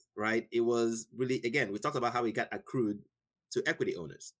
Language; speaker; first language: English; non-native, local second language; Igbo